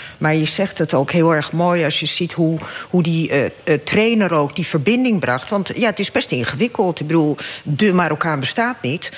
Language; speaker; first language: Dutch; early bilingual, other home language; Arabic